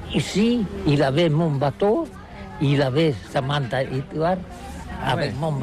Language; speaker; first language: French; non-native, learner; Catalan